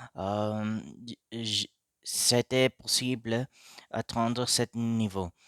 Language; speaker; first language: French; non-native, learner; Hindi